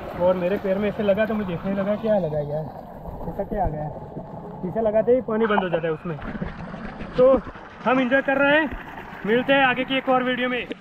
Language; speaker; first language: Hindi; non-native, local second language; Gujarati